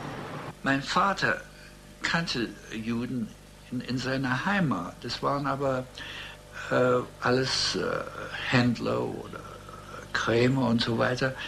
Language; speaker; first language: German; early bilingual, heritage; German